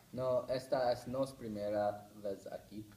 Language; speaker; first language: Spanish; non-native, learner; English